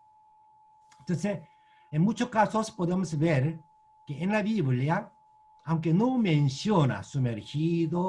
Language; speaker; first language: Spanish; non-native, learner; Korean